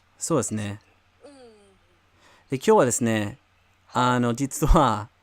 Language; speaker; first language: Japanese; non-native, fluent; English